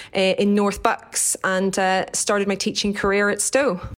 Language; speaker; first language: English; native; English